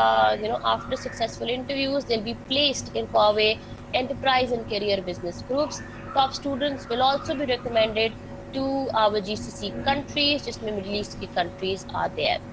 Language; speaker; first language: English; non-native, local second language; Urdu